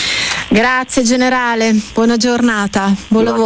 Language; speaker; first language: Italian; native; Italian